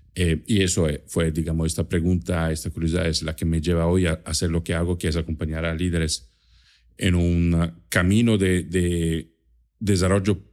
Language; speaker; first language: Spanish; non-native, fluent; German